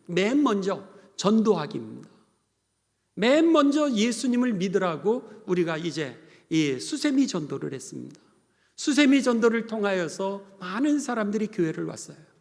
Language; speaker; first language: Korean; native; Korean